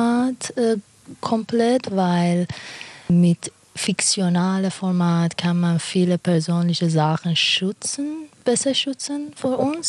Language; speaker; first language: German; non-native, learner; Persian